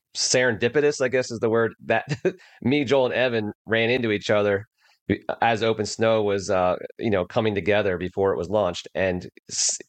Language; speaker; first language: English; native; English